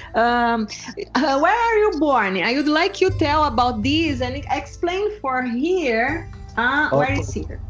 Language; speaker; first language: English; non-native, learner; Portuguese